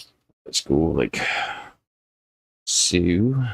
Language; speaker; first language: English; native; English